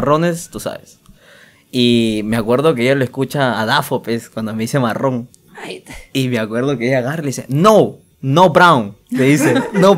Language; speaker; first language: Spanish; native; Spanish